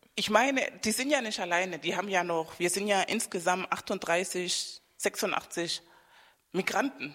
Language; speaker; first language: German; non-native, fluent; Spanish